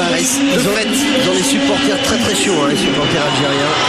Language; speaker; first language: French; native; French